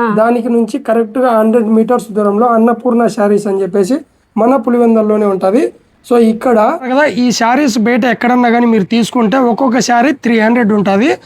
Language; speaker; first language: Telugu; native; Telugu